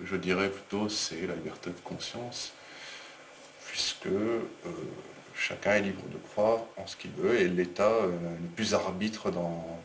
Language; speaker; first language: French; native; French